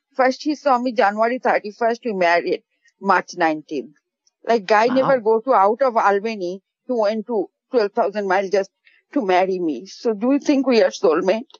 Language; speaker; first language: English; non-native, local second language; Bangla